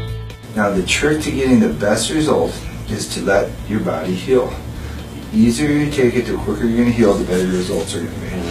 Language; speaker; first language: English; native; English